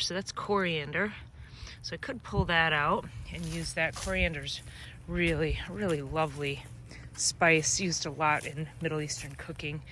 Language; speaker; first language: English; native; English